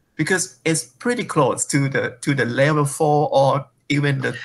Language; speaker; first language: English; non-native, fluent; Thai